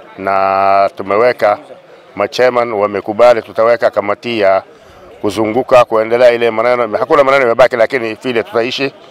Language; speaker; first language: Swahili; non-native, local second language; Oromo